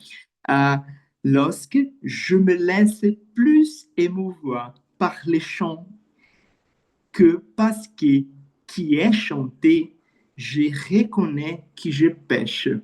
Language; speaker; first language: French; non-native, learner; Portuguese